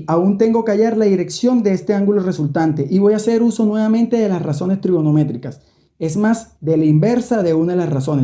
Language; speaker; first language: Spanish; native; Spanish